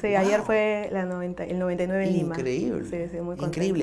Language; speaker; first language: Spanish; native; Spanish